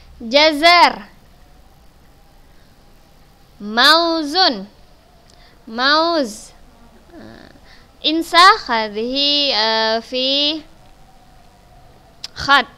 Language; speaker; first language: Arabic; non-native, fluent; Indonesian